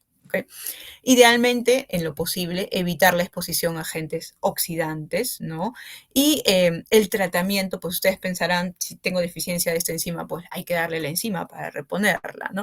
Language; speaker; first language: Spanish; native; Spanish